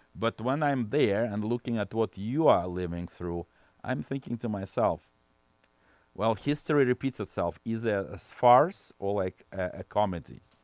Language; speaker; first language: English; non-native, fluent; Russian